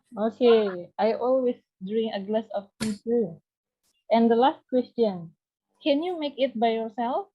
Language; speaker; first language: English; non-native, learner; Indonesian